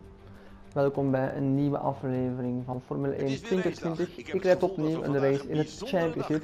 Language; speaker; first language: Dutch; native; Dutch